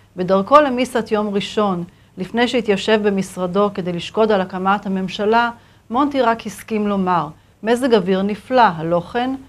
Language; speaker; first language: Hebrew; native; Hebrew